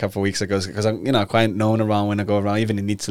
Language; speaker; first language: English; non-native, fluent; Italian